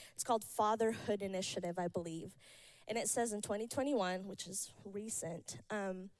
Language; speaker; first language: English; early bilingual, other home language; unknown